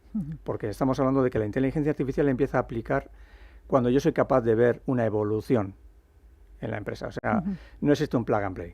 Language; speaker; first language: Spanish; native; Spanish